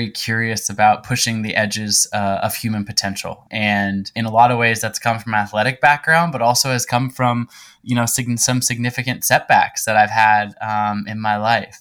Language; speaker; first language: English; native; English